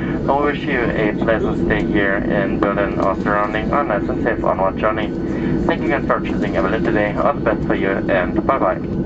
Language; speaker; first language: English; non-native, fluent; German